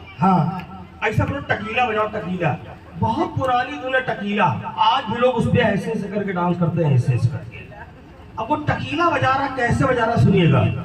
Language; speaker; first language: Hindi; native; Hindi